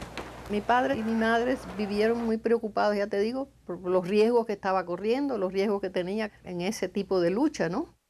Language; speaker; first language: Spanish; native; Spanish